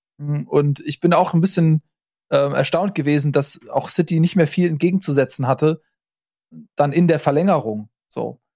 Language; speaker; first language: German; native; German